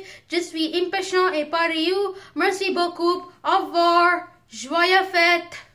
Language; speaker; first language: French; non-native, learner; English